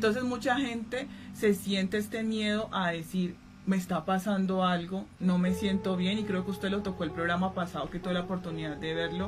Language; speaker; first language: Spanish; native; Spanish